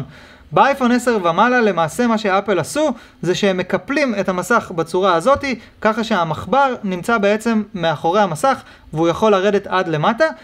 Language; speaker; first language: Hebrew; native; Hebrew